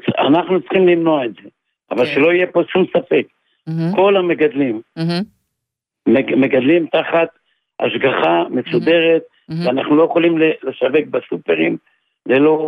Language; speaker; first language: Hebrew; native; Hebrew